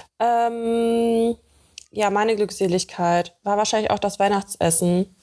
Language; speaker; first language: German; early bilingual, other home language; Russian